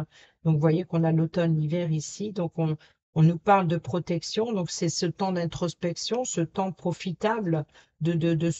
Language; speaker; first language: French; native; French